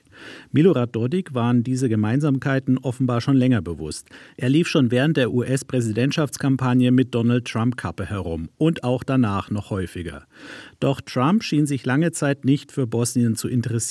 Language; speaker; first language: German; native; German